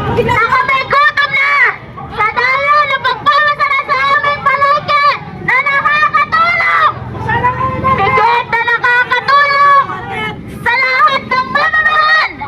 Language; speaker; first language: Filipino; native; Filipino